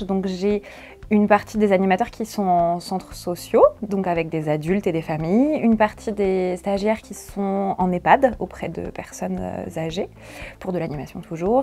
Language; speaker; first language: French; native; French